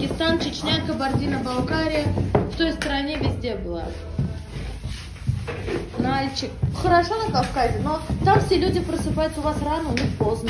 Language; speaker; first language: Russian; native; Russian